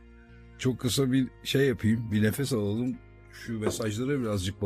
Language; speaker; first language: Turkish; native; Turkish